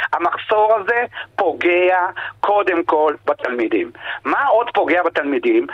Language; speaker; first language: Hebrew; native; Hebrew